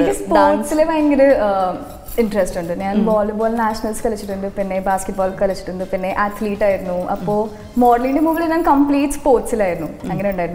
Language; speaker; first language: Malayalam; non-native, local second language; Hindi